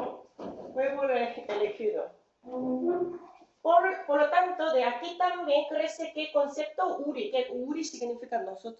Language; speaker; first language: Spanish; non-native, fluent; Korean